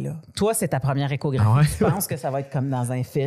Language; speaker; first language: French; native; French